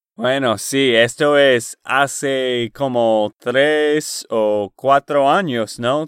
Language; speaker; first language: Spanish; non-native, learner; English